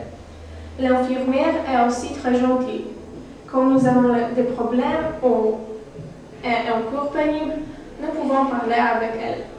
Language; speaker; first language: French; non-native, learner; Polish